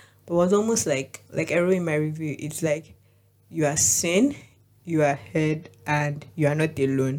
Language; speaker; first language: English; non-native, local second language; Yoruba